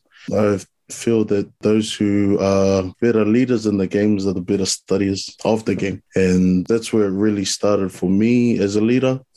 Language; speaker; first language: English; native; English